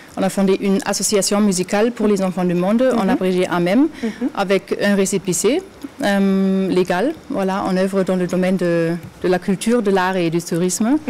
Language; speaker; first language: French; non-native, fluent; German